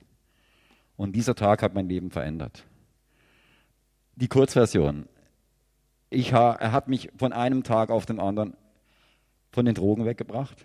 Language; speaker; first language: German; native; German